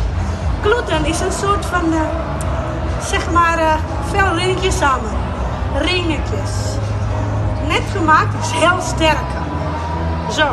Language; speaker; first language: Dutch; non-native, learner; Italian